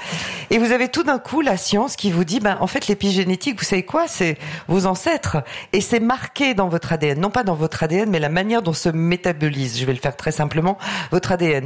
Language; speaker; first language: French; native; French